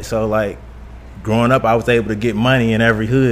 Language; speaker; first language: English; native; English